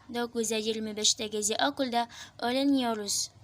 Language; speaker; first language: Turkish; non-native, learner; Indonesian